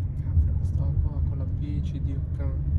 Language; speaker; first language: Italian; early bilingual, other home language; Filipino